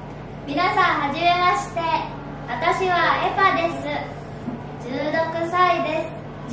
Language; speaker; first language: Japanese; non-native, learner; Indonesian